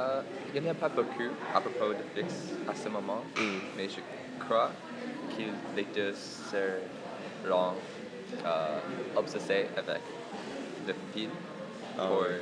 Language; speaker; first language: French; non-native, fluent; English